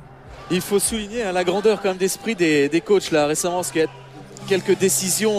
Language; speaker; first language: French; native; French